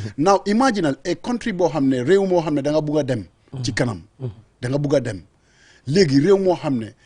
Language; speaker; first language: Wolof; native; Wolof